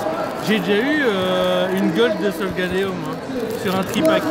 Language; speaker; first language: French; native; French